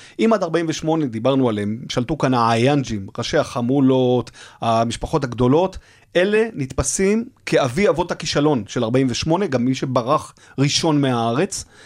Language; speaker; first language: Hebrew; native; Hebrew